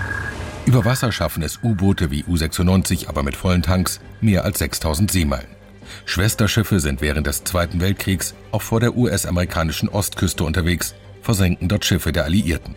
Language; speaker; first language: German; native; German